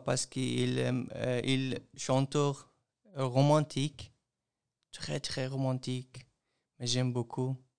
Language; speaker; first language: French; non-native, learner; Persian